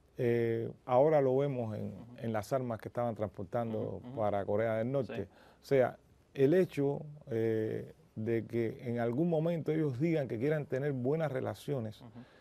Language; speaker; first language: Spanish; native; Spanish